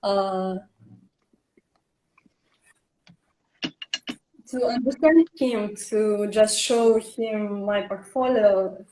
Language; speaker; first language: English; non-native, learner; Russian